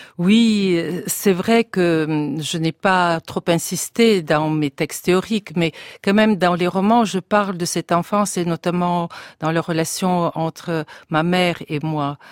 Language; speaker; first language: French; non-native, fluent; Bulgarian